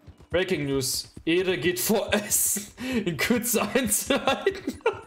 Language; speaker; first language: German; native; German